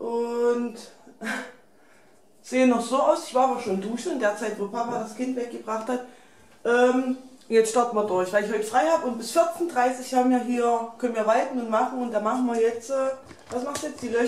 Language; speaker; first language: German; native; German